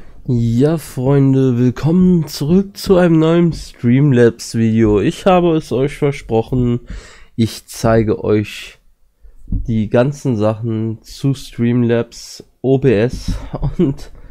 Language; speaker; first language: German; native; German